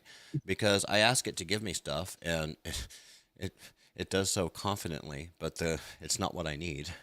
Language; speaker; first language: English; native; English